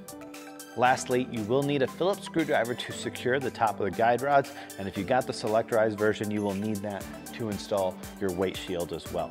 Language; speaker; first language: English; native; English